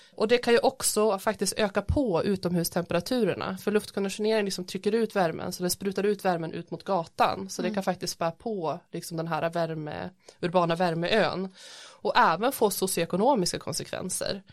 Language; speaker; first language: Swedish; native; Swedish